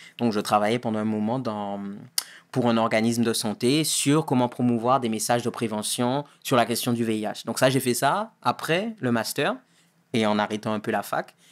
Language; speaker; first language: French; native; French